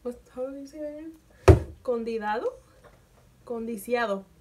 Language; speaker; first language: Spanish; early bilingual, heritage; Spanish